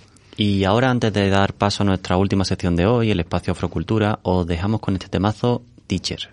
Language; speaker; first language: Spanish; native; Spanish